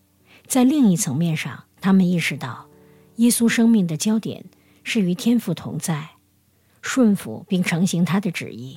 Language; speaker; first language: Chinese; native; Chinese